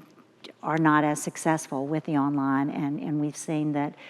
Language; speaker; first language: English; native; English